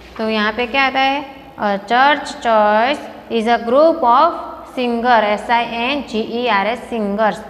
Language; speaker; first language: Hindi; non-native, local second language; Gujarati